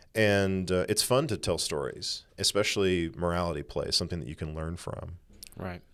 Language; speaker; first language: English; native; English